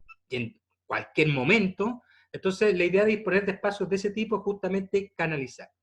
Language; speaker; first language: Spanish; native; Spanish